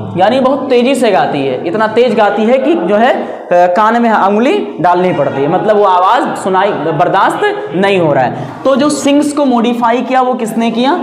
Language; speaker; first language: Hindi; native; Hindi